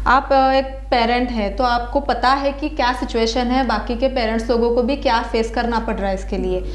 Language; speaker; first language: Hindi; non-native, local second language; Marathi